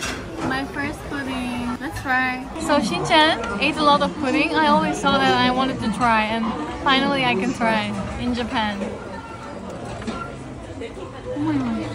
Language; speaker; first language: English; non-native, local second language; Assamese